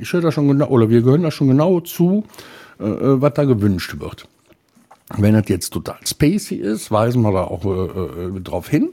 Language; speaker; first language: German; native; German